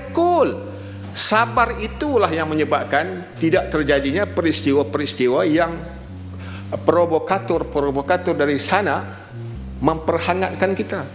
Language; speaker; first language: Malay; native; Malay